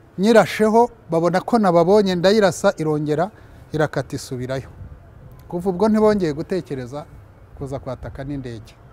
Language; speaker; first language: Kinyarwanda; early bilingual, heritage; Kinyarwanda